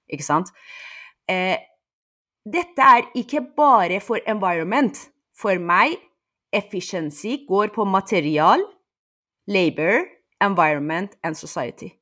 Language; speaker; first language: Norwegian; non-native, fluent; Persian